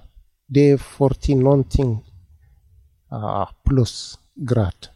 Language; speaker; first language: Swedish; non-native, learner; Tigrinya